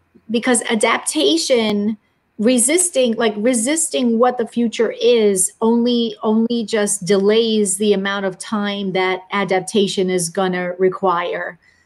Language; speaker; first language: English; native; English